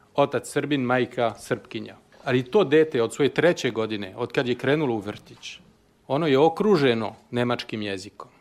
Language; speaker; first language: Serbian; native; Serbian